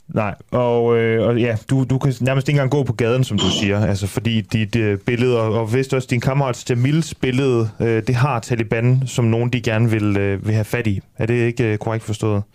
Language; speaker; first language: Danish; native; Danish